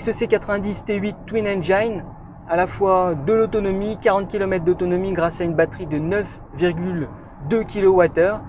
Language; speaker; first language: French; native; French